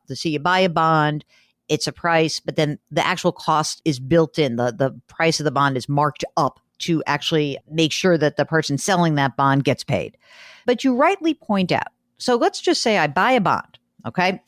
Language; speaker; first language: English; native; English